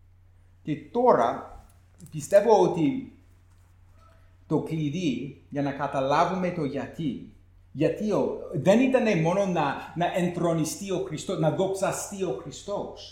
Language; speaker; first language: Greek; non-native, fluent; English